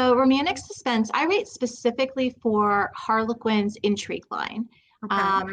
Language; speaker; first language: English; native; English